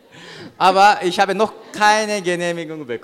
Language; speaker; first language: German; non-native, learner; Japanese